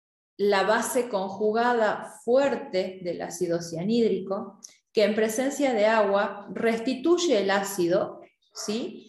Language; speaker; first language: Spanish; native; Spanish